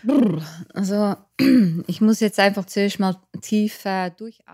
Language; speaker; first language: German; native; German